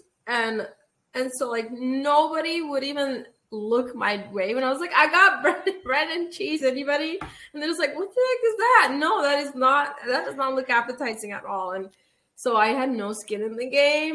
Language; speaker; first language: English; early bilingual, other home language; Armenian